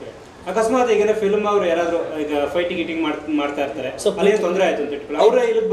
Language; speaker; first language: Kannada; native; Kannada